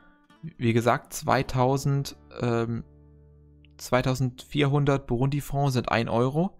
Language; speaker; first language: German; native; German